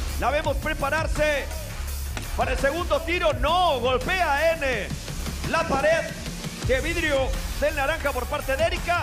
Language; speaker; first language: Spanish; native; Spanish